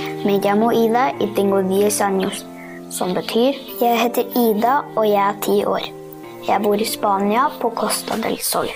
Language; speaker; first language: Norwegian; early bilingual, heritage; Norwegian